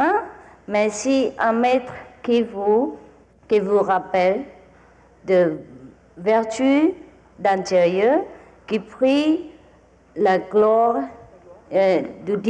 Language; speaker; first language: French; non-native, fluent; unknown